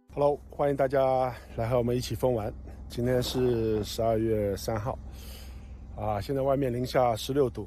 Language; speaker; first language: Chinese; native; Chinese